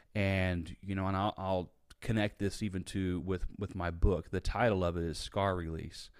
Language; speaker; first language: English; native; English